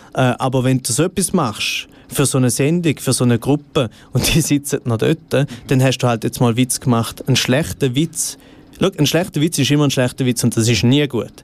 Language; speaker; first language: German; native; German